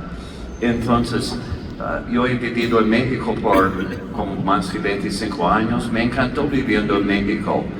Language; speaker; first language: Spanish; non-native, learner; English